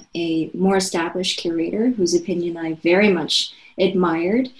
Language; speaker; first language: English; non-native, fluent; Korean